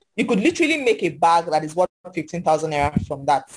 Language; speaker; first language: English; non-native, local second language; Yoruba